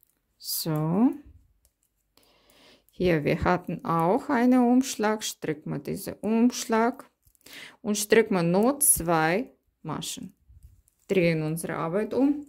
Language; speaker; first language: German; non-native, learner; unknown